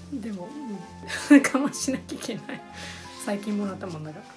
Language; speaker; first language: Japanese; non-native, fluent; English